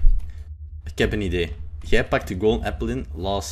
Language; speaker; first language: Dutch; native; Dutch